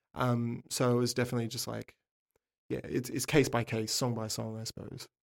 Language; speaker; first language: English; native; English